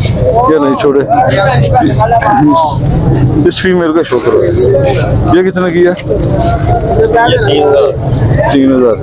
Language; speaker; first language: Hindi; non-native, local second language; Punjabi